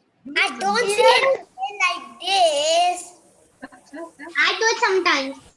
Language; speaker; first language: English; non-native, learner; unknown